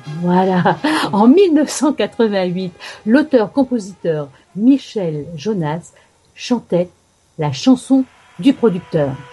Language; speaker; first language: French; native; French